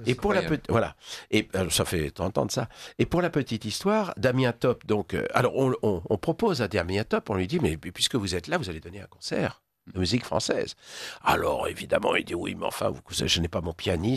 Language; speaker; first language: French; native; French